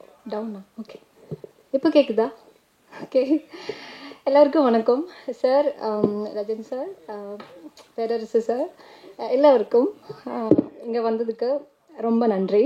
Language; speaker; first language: Tamil; non-native, learner; Malayalam